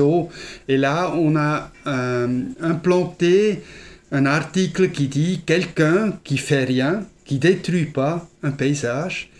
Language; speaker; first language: French; non-native, fluent; German